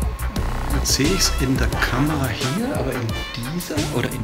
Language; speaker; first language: German; native; German